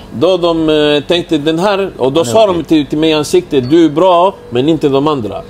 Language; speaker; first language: Swedish; early bilingual, other home language; Spanish